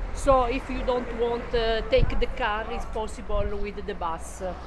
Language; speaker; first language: English; non-native, learner; Italian